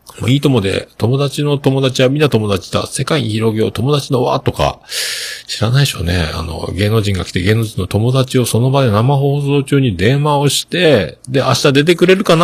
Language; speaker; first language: Japanese; native; Japanese